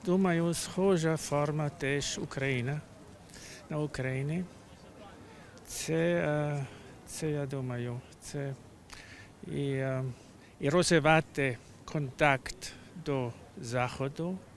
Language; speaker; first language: Ukrainian; non-native, learner; German